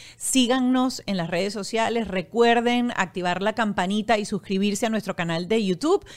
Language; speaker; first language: Spanish; native; Spanish